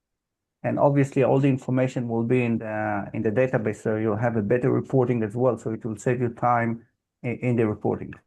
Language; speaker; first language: English; non-native, fluent; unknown